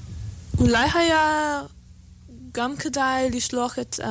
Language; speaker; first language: Hebrew; non-native, fluent; English